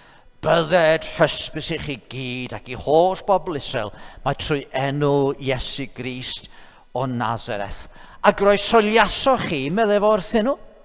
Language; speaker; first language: Welsh; native; Welsh